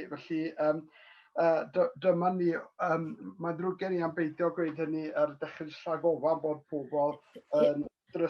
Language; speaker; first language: Welsh; native; Welsh